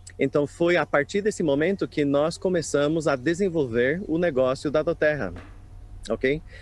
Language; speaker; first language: Portuguese; non-native, fluent; English